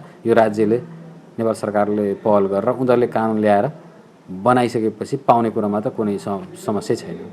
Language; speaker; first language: Nepali; native; Nepali